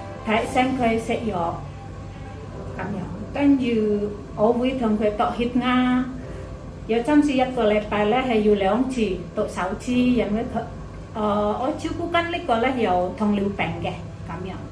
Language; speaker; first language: Cantonese; non-native, fluent; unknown